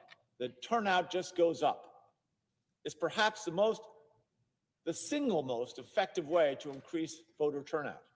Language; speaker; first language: English; native; English